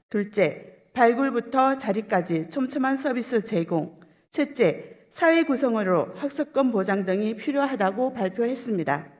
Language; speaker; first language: Korean; native; Korean